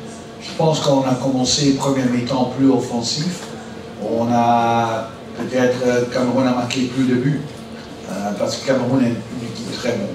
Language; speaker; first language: French; non-native, learner; Dutch